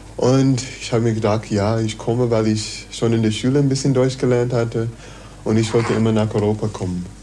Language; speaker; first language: German; non-native, fluent; English